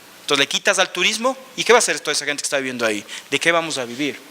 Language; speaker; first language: Spanish; native; Spanish